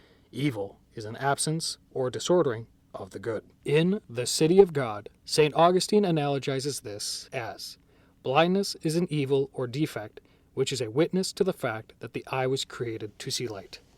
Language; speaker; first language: English; native; English